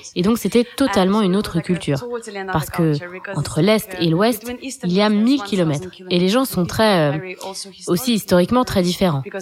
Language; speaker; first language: French; non-native, fluent; Ukrainian